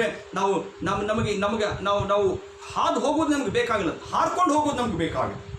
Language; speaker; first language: Kannada; native; Kannada